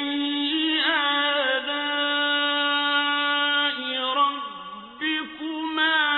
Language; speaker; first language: Arabic; native; Arabic